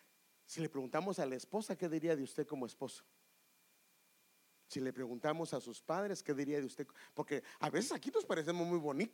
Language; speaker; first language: Spanish; native; Spanish